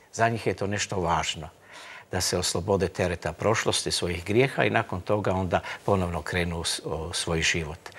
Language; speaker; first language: Croatian; native; Croatian